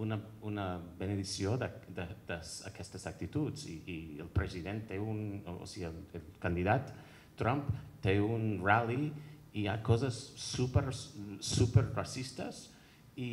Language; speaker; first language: Catalan; non-native, fluent; English